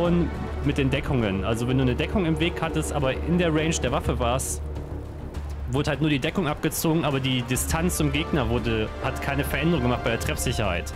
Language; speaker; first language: German; native; German